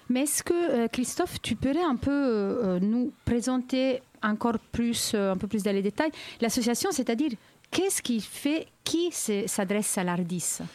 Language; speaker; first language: French; native; French